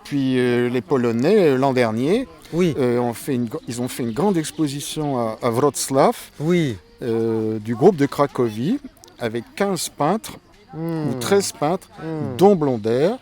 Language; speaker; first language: French; native; French